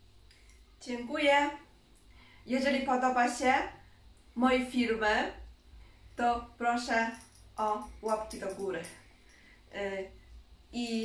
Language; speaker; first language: Polish; non-native, learner; Chinese